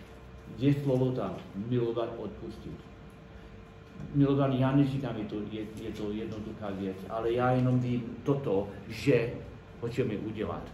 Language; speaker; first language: Czech; non-native, learner; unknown